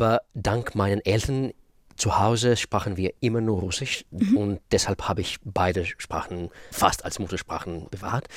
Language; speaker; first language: German; non-native, fluent; Russian